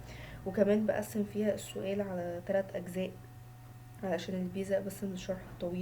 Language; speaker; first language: Arabic; native; Arabic